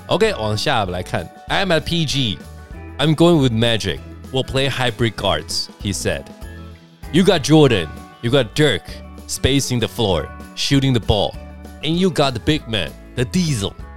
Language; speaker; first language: English; non-native, fluent; Chinese